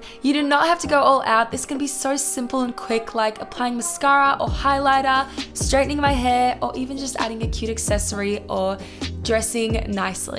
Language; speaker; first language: English; native; English